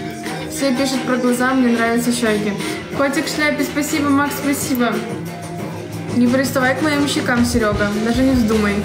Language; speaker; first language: Russian; native; Russian